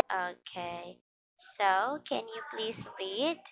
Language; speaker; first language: English; non-native, fluent; Filipino